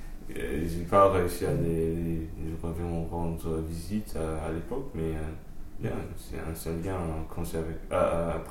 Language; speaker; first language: French; non-native, fluent; English